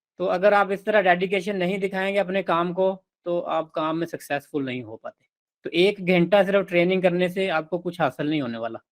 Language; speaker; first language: Urdu; non-native, local second language; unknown